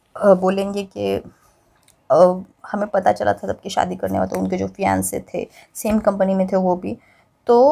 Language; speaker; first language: Hindi; non-native, local second language; Marathi